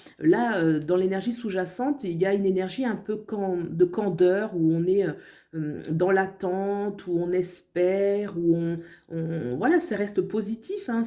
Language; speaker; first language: French; native; French